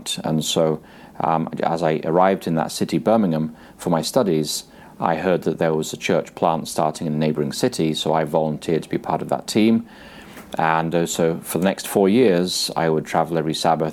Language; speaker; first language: English; native; English